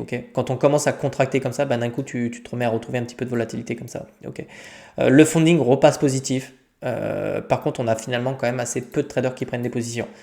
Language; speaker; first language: French; native; French